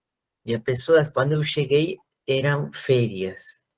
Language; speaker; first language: Portuguese; non-native, fluent; Spanish